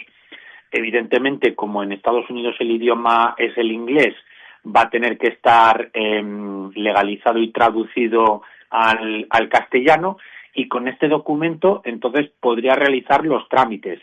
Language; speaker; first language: Spanish; native; Spanish